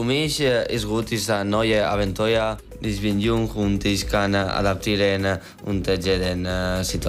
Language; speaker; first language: German; non-native, learner; Spanish